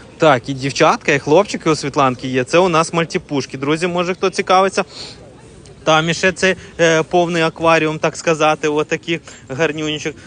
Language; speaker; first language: Ukrainian; non-native, local second language; Russian